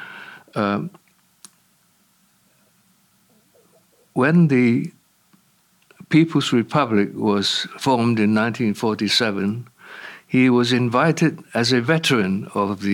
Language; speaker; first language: English; non-native, local second language; Cantonese